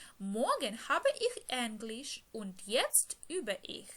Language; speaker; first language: German; non-native, fluent; Ukrainian